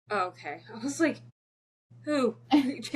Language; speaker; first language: English; native; English